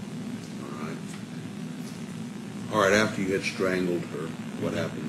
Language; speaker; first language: English; native; English